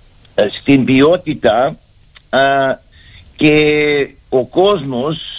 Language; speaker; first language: Greek; early bilingual, heritage; Greek